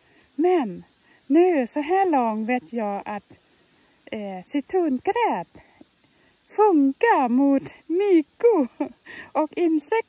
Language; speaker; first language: Swedish; non-native, fluent; Thai